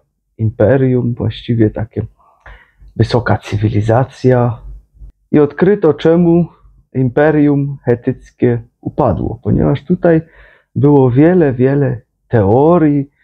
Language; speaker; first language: Polish; native; Polish